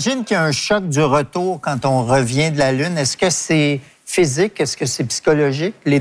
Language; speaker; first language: French; native; French